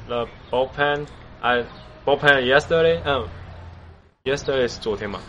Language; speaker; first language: English; non-native, learner; Chinese